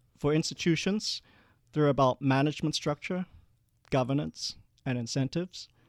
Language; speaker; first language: English; early bilingual, other home language; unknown